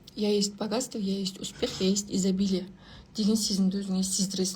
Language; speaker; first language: Russian; non-native, local second language; Kazakh